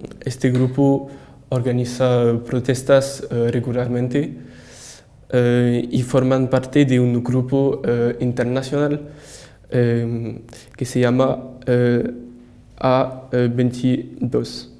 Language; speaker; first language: Spanish; non-native, learner; French